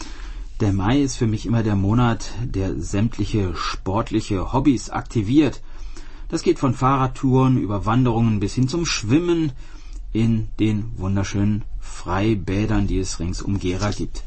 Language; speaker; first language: German; native; German